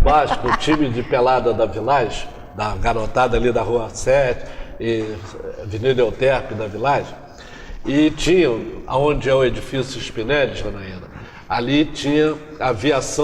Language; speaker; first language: Portuguese; native; Portuguese